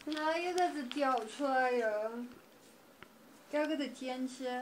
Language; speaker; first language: Chinese; native; Chinese